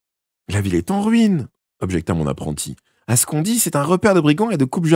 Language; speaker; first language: French; native; French